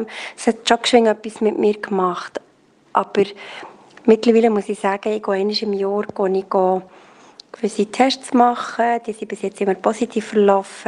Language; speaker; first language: German; native; German